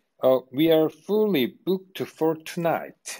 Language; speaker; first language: English; non-native, learner; Korean